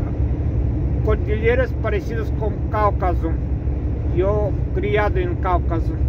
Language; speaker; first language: Portuguese; non-native, learner; Russian